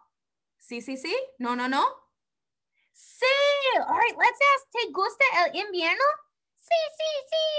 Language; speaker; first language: Spanish; non-native, fluent; English